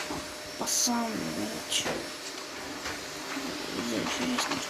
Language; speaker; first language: Russian; non-native, local second language; Kazakh